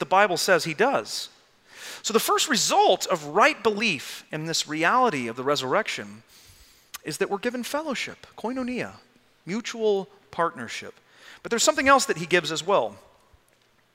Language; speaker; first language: English; native; English